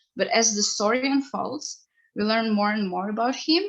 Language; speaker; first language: English; non-native, fluent; Ukrainian